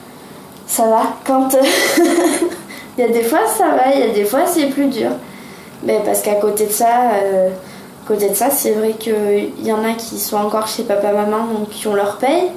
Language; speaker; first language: French; native; French